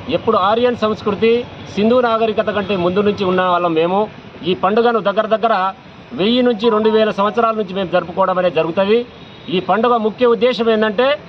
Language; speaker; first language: Telugu; non-native, local second language; Lambadi